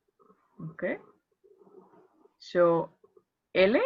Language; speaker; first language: English; non-native, fluent; Spanish